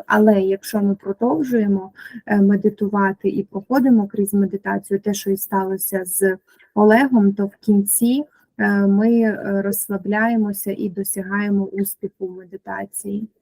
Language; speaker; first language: Ukrainian; native; Ukrainian